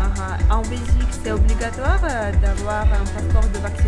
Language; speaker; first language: French; non-native, fluent; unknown